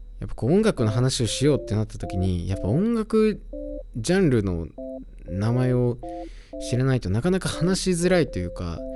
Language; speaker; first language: Japanese; native; Japanese